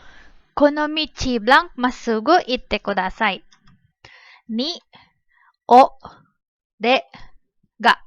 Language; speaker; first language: Japanese; non-native, fluent; Filipino